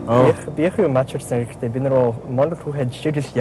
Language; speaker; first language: Mongolian; non-native, learner; English